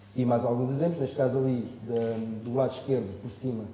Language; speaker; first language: Portuguese; non-native, fluent; French